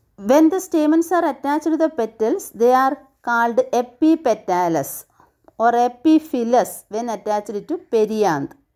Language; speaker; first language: English; non-native, local second language; Malayalam